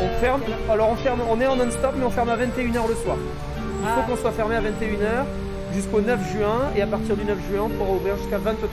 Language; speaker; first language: French; native; French